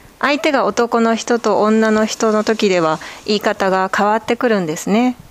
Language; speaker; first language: Japanese; native; Japanese